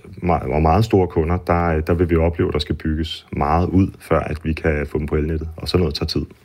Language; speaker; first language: Danish; native; Danish